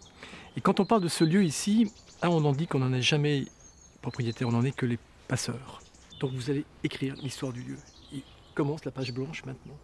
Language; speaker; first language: French; native; French